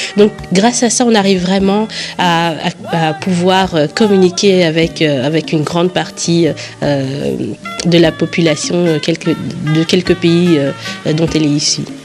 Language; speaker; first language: French; early bilingual, other home language; Kongo